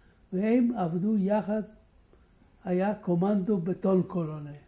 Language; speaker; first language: Hebrew; non-native, fluent; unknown